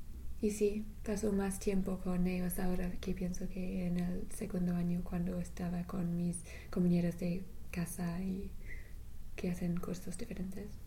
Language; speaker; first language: Spanish; non-native, learner; English